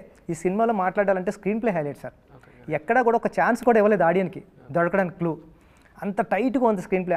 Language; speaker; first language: Telugu; native; Telugu